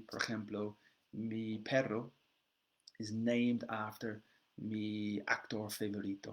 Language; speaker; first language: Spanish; non-native, learner; English